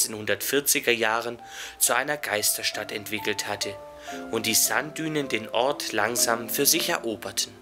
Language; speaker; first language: German; native; German